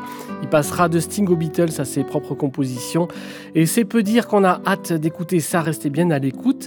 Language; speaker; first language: French; native; French